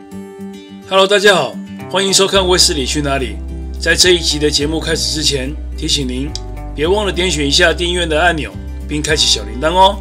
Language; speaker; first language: Chinese; native; Chinese